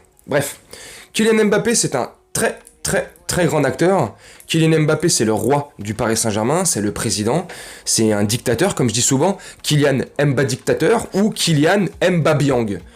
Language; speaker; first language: French; native; French